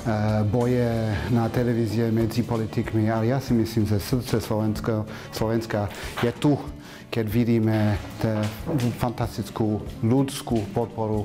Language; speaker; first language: Slovak; non-native, fluent; English